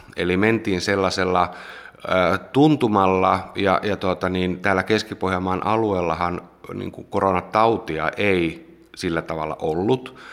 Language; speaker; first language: Finnish; native; Finnish